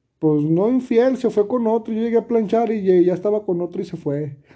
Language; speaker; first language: Spanish; native; Spanish